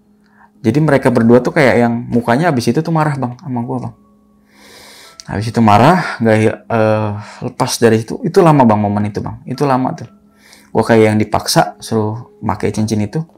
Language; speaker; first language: Indonesian; native; Indonesian